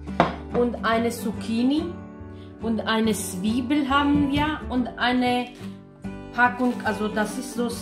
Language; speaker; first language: German; non-native, learner; Kurdish